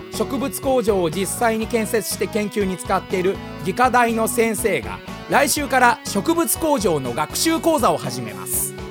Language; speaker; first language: Japanese; native; Japanese